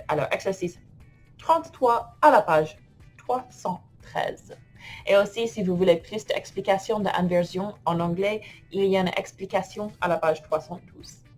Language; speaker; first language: French; non-native, fluent; English